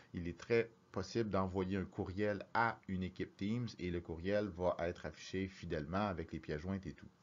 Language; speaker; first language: French; native; French